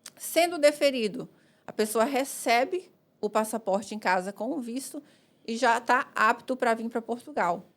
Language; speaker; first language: Portuguese; native; Portuguese